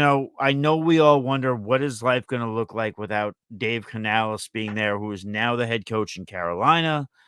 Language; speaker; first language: English; native; English